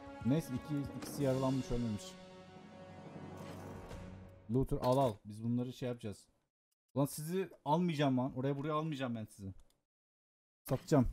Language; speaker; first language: Turkish; native; Turkish